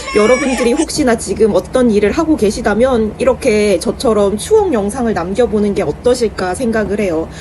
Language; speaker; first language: Korean; native; Korean